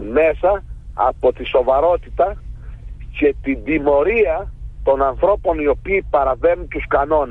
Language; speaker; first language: Greek; native; Greek